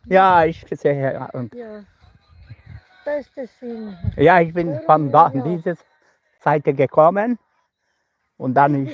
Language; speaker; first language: German; non-native, learner; Bangla